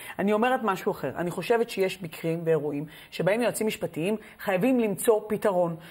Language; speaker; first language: Hebrew; native; Hebrew